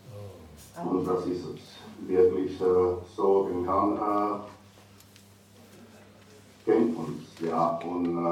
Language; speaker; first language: German; non-native, fluent; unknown